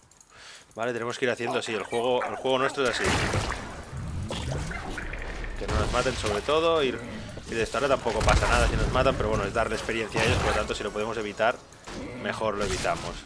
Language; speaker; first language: Spanish; native; Spanish